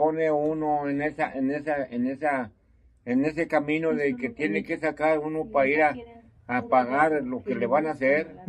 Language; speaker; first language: Spanish; native; Spanish